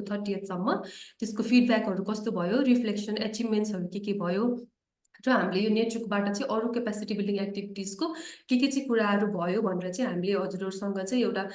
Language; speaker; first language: Nepali; native; Nepali